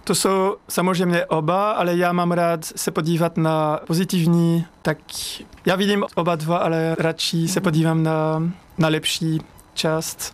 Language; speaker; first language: Czech; non-native, fluent; French